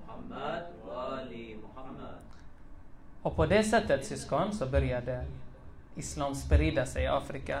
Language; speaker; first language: Swedish; early bilingual, other home language; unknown